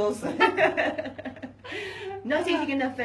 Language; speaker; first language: English; native; English